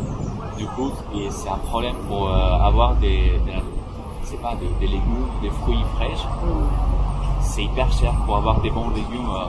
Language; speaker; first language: French; non-native, fluent; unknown